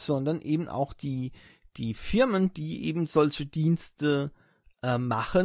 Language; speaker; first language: German; native; German